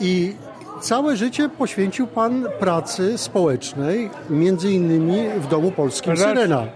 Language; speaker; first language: Polish; native; Polish